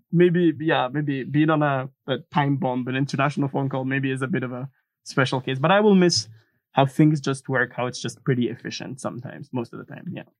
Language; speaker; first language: English; non-native, fluent; Arabic